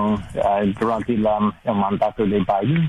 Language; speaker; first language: Spanish; non-native, learner; English